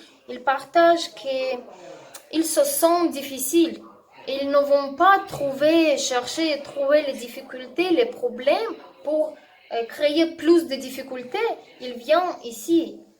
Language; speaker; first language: French; non-native, learner; Russian